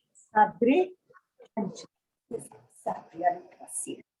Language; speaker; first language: Portuguese; non-native, learner; Persian